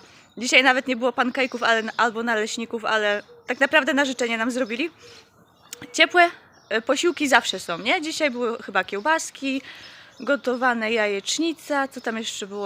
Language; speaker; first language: Polish; native; Polish